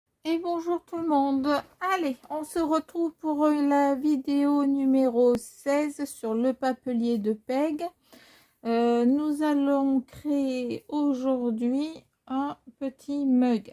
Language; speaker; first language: French; native; French